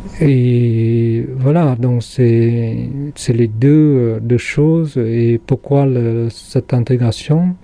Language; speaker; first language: French; non-native, fluent; Khmer